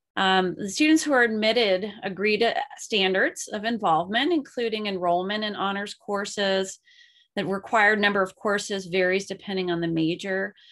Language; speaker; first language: English; native; English